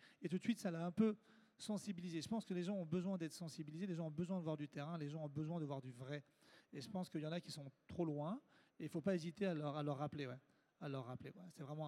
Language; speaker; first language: French; native; French